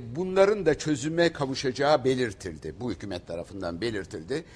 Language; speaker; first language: Turkish; native; Turkish